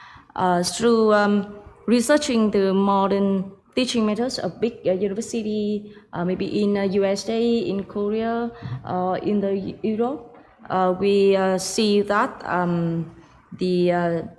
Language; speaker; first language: English; non-native, fluent; Vietnamese